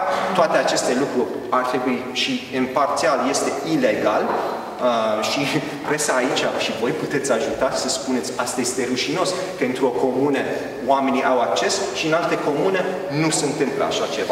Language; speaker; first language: Romanian; early bilingual, heritage; Romanian